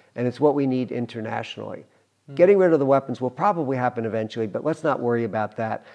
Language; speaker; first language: English; native; English